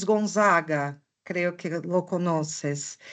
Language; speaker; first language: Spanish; non-native, learner; Portuguese